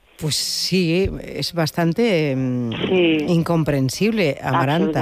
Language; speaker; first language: Spanish; native; Spanish